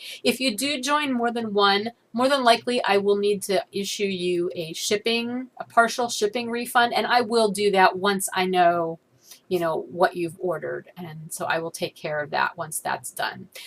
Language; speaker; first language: English; native; English